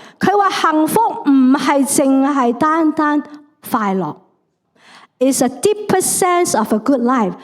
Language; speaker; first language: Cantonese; native; Cantonese